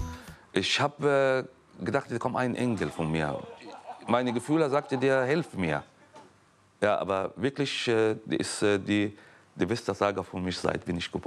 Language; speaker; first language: German; non-native, learner; Arabic